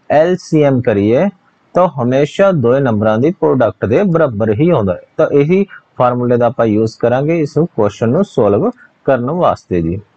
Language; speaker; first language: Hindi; non-native, local second language; Punjabi